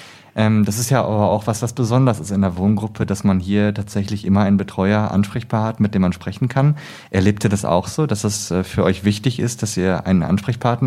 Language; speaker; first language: German; native; German